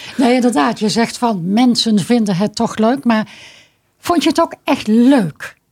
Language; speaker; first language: Dutch; native; Dutch